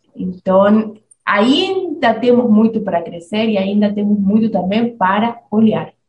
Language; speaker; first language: Portuguese; non-native, fluent; Spanish